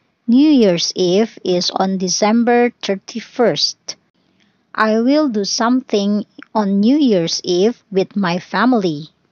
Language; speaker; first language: English; non-native, fluent; Indonesian